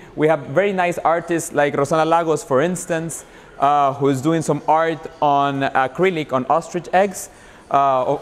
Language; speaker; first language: English; non-native, fluent; Spanish